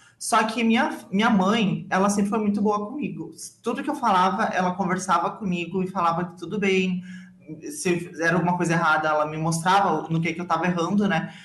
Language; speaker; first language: Portuguese; native; Portuguese